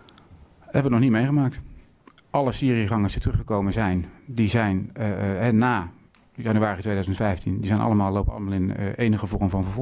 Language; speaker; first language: Dutch; native; Dutch